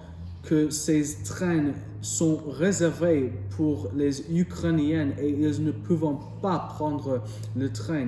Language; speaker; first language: French; non-native, learner; English